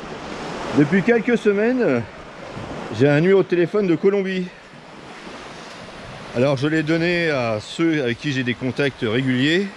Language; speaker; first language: French; native; French